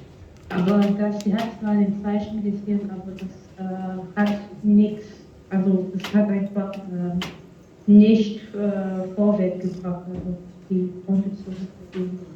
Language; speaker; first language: German; non-native, fluent; French